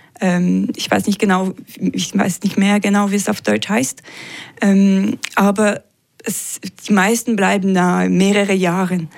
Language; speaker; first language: German; non-native, local second language; French